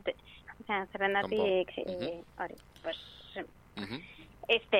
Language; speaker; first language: Basque; non-native, local second language; Spanish